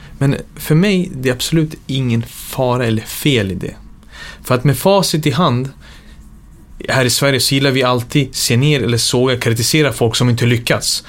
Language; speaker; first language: Swedish; early bilingual, other home language; Serbian